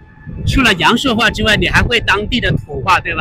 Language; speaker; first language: Chinese; native; Chinese